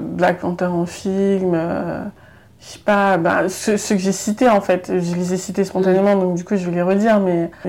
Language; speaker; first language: French; native; French